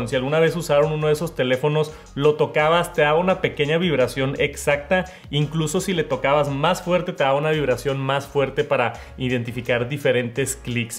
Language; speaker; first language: Spanish; native; Spanish